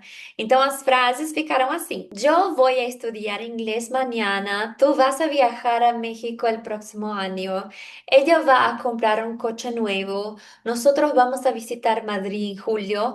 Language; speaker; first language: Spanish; non-native, fluent; Portuguese